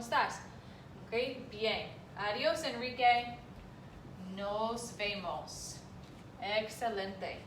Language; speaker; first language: Spanish; non-native, fluent; English